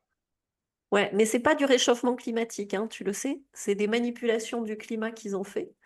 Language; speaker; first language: French; native; French